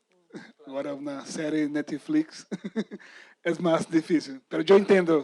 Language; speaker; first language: Spanish; non-native, fluent; Portuguese